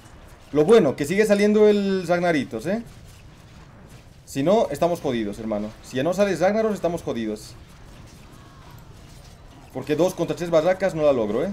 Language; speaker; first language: Spanish; native; Spanish